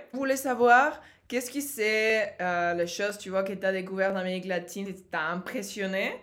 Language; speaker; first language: French; native; French